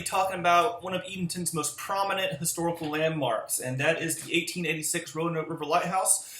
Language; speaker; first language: English; native; English